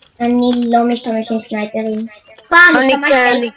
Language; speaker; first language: Hebrew; native; Hebrew